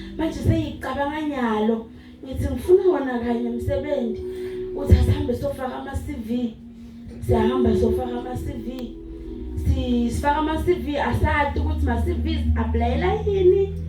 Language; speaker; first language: Zulu; non-native, local second language; Swati